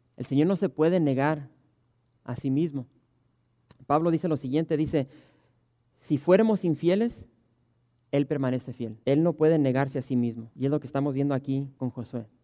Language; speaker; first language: Spanish; early bilingual, heritage; Spanish